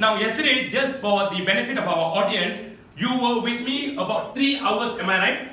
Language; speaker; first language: English; non-native, local second language; Malay